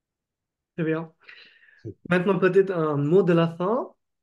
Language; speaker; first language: French; non-native, fluent; Marathi